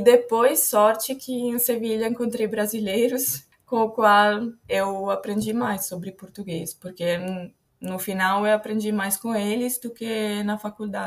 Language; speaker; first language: Portuguese; non-native, fluent; Italian